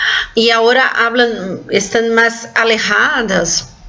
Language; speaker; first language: Spanish; non-native, fluent; Portuguese